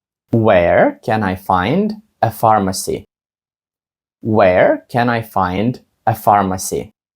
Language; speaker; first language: English; non-native, fluent; Ukrainian